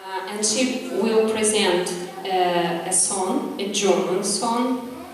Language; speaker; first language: English; non-native, fluent; Russian